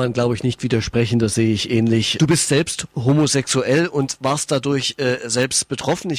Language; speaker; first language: German; native; German